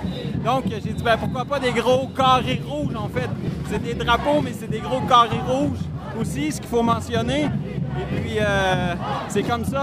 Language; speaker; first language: French; native; French